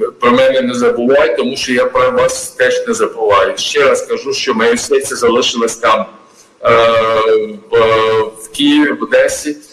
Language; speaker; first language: Ukrainian; non-native, learner; Georgian